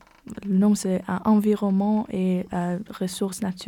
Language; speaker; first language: French; non-native, learner; German